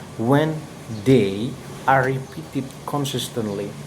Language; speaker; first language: English; non-native, learner; Indonesian